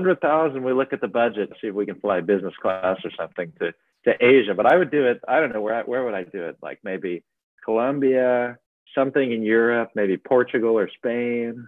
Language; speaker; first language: English; native; English